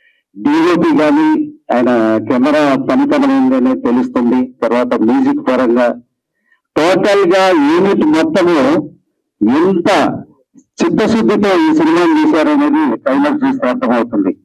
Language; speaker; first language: Telugu; native; Telugu